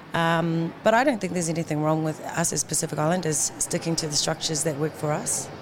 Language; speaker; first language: English; native; English